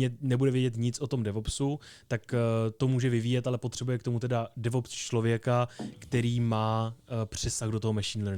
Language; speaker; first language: Czech; native; Czech